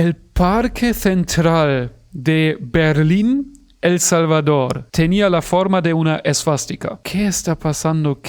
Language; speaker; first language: Spanish; non-native, fluent; German